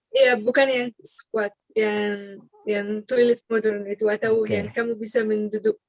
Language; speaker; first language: Indonesian; non-native, learner; Arabic